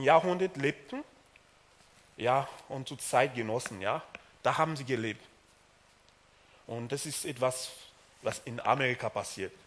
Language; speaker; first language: German; non-native, fluent; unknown